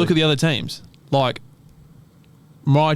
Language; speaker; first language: English; native; English